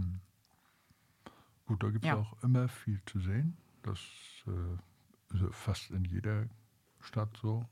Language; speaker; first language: German; native; German